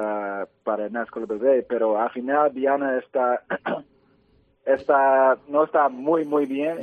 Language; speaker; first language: Spanish; early bilingual, heritage; English